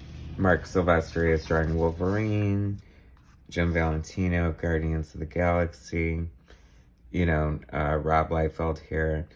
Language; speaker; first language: English; native; English